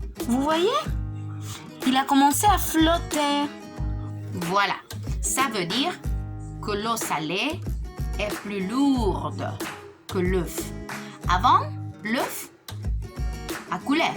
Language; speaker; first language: French; non-native, fluent; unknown